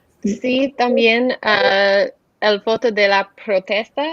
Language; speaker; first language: Spanish; non-native, learner; English